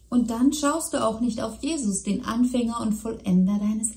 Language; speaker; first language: German; native; German